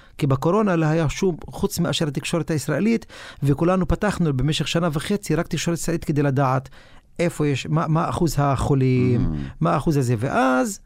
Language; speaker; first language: Hebrew; non-native, local second language; Arabic